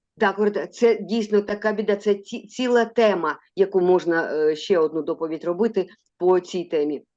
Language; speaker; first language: Ukrainian; non-native, local second language; Russian